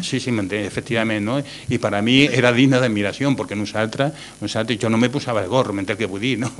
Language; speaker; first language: Catalan; non-native, local second language; Spanish